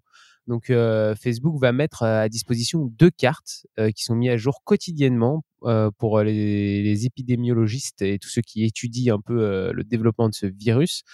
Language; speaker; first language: French; native; French